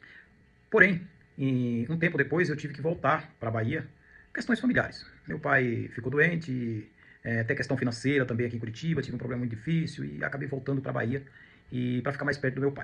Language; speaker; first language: Portuguese; native; Portuguese